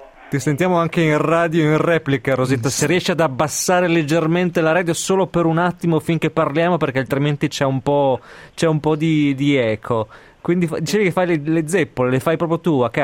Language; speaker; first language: Italian; native; Italian